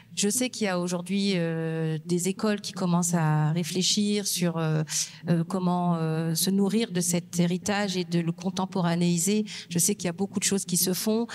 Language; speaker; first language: French; non-native, local second language; Berber languages